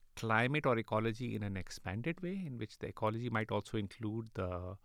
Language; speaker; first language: English; non-native, local second language; Urdu